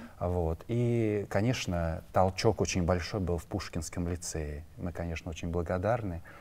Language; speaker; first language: Russian; native; Russian